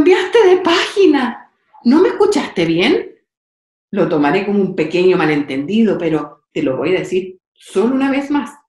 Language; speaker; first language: Spanish; native; Spanish